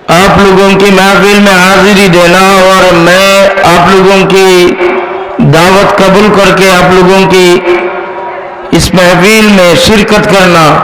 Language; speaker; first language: Urdu; non-native, local second language; Sylheti